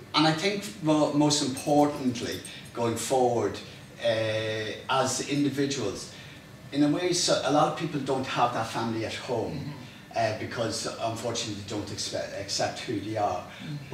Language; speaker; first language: English; native; English